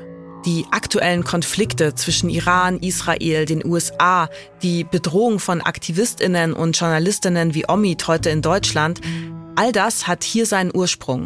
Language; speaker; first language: German; native; German